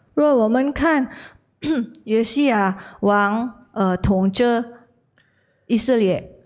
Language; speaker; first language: Chinese; non-native, learner; Indonesian